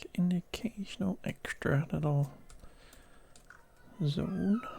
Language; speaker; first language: English; native; English